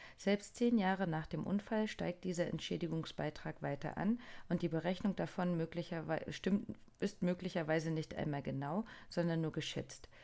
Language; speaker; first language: German; non-native, fluent; Japanese